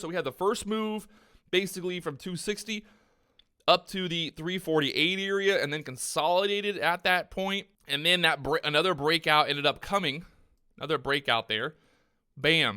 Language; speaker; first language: English; native; English